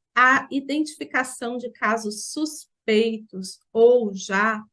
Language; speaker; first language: Portuguese; native; Portuguese